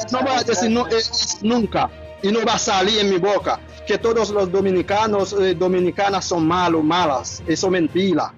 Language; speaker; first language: Spanish; non-native, learner; Haitian Creole